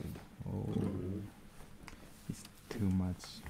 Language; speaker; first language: English; non-native, learner; Japanese